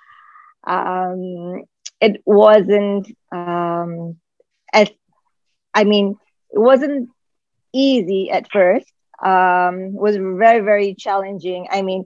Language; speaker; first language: English; non-native, local second language; Malay